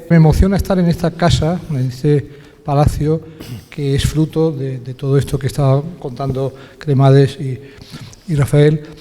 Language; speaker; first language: Spanish; native; Spanish